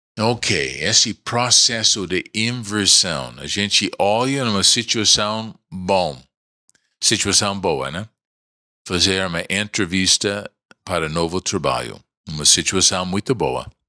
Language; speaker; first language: Portuguese; non-native, fluent; English